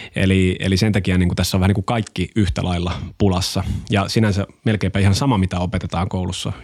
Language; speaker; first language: Finnish; native; Finnish